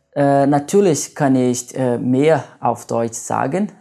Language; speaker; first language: German; non-native, learner; Portuguese